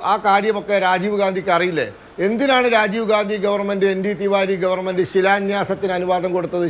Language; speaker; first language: Malayalam; native; Malayalam